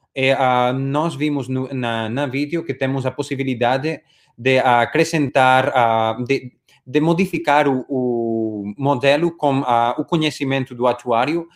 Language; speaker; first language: Portuguese; non-native, learner; Spanish